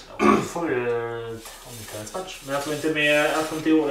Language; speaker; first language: Swedish; native; Swedish